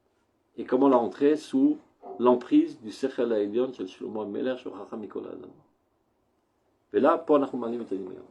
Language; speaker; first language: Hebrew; non-native, fluent; French